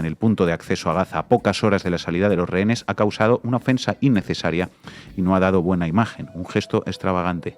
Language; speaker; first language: Spanish; native; Spanish